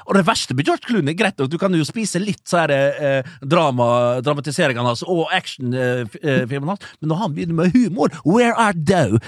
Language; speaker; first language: Norwegian; early bilingual, other home language; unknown